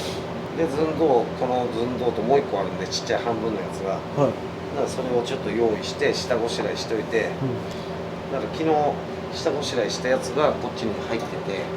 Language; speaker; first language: Japanese; native; Japanese